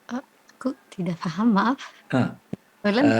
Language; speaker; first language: Indonesian; non-native, learner; Arabic